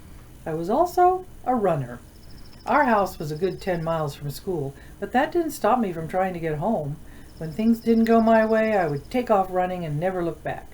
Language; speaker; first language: English; native; English